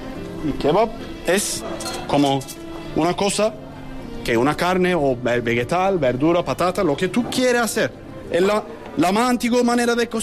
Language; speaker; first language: Spanish; non-native, learner; Turkish